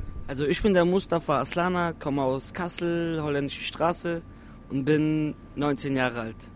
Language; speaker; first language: German; non-native, local second language; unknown